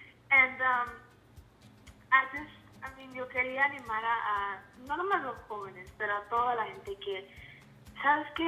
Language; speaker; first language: Spanish; early bilingual, heritage; Spanish